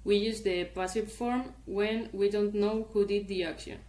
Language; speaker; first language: English; non-native, fluent; Spanish